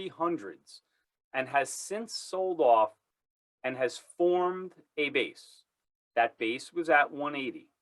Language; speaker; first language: English; native; English